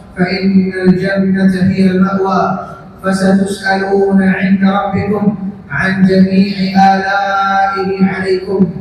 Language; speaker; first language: Arabic; non-native, fluent; Bangla